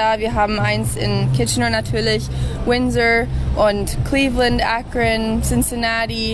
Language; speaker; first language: German; early bilingual, heritage; English